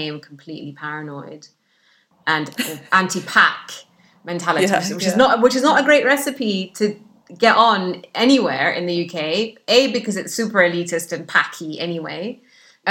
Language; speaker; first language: English; non-native, fluent; Arabic